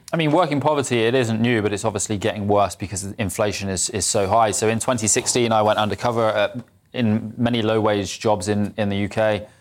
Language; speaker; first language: English; native; English